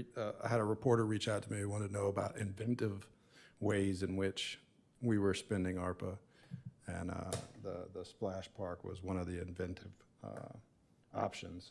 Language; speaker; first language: English; native; English